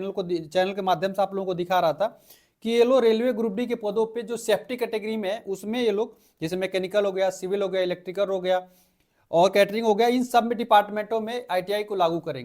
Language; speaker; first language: Hindi; native; Hindi